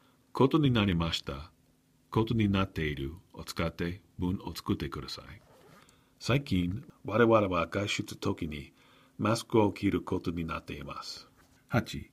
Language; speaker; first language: Japanese; non-native, learner; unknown